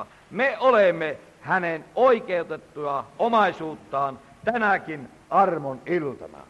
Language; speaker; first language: Finnish; native; Finnish